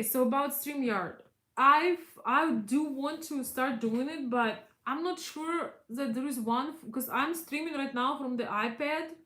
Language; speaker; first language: English; non-native, fluent; Russian